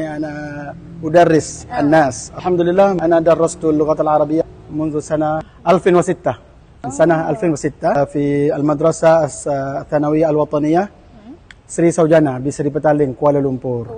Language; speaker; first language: Arabic; non-native, fluent; Malay